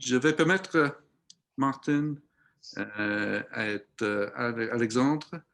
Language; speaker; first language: French; non-native, learner; English